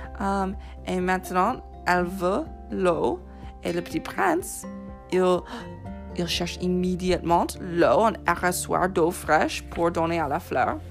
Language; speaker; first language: French; non-native, fluent; English